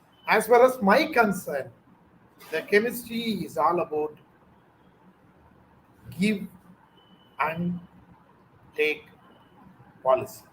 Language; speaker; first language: English; non-native, local second language; Tamil